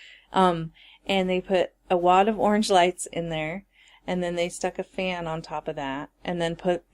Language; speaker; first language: English; native; English